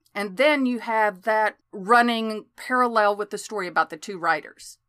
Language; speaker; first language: English; native; English